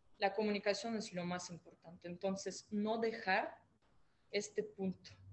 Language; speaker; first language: Spanish; non-native, fluent; Russian